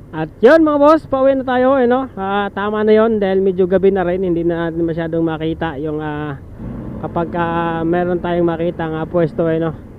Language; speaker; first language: Filipino; non-native, local second language; Cebuano